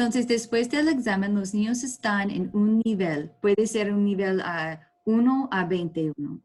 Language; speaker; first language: Spanish; non-native, learner; English